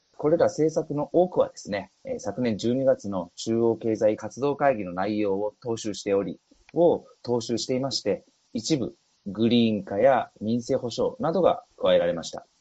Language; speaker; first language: Japanese; native; Japanese